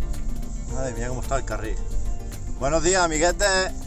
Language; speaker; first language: Spanish; native; Spanish